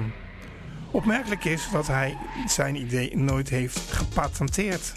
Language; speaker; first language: Dutch; native; Dutch